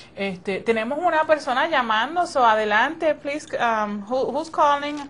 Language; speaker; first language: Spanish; early bilingual, heritage; Spanish